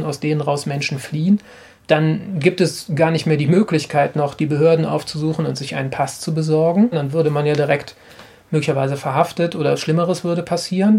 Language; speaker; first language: German; native; German